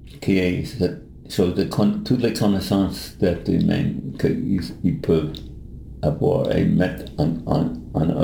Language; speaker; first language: French; non-native, learner; English